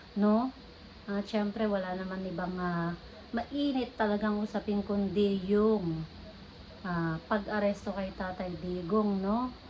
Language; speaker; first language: Filipino; native; Filipino